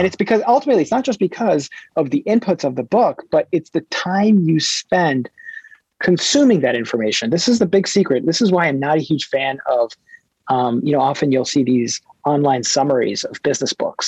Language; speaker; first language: English; early bilingual, other home language; Hebrew